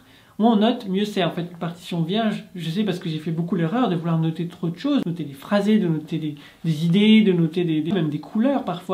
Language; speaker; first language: French; native; French